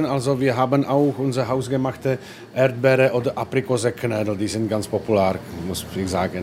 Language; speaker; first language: German; non-native, fluent; Czech